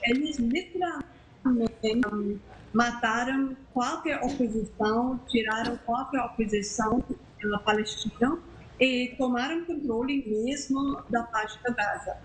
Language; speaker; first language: Portuguese; non-native, fluent; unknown